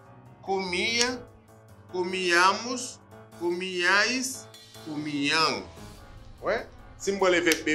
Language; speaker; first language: Spanish; non-native, fluent; Haitian Creole